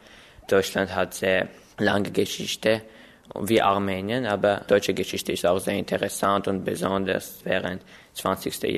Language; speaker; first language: German; non-native, learner; Armenian